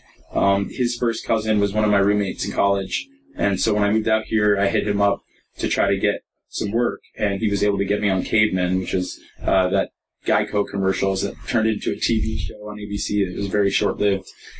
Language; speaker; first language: English; native; English